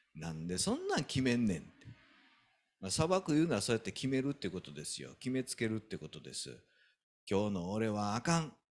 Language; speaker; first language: Japanese; native; Japanese